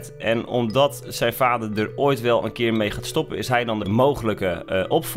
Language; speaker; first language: Dutch; native; Dutch